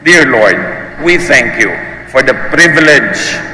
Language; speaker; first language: English; non-native, local second language; Filipino